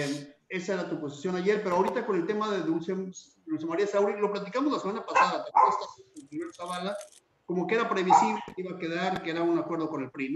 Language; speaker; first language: Spanish; native; Spanish